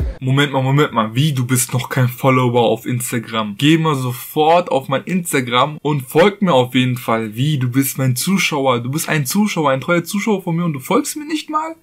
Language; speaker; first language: German; early bilingual, other home language; Turkish